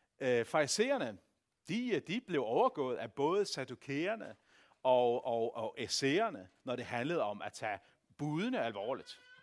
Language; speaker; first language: Danish; native; Danish